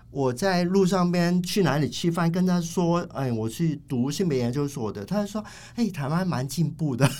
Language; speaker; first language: Chinese; non-native, fluent; Cantonese